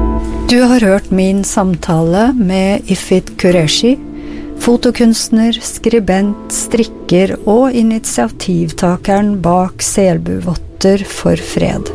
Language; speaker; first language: Norwegian; native; Norwegian